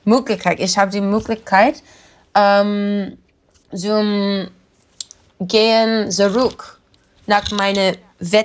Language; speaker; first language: German; non-native, learner; English